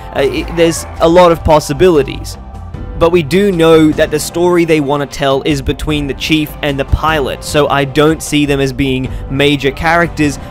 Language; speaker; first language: English; native; English